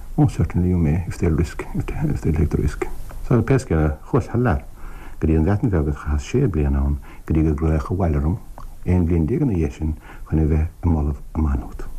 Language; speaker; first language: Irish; native; Irish